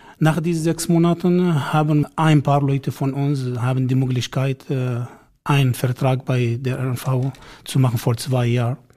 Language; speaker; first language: German; non-native, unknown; Arabic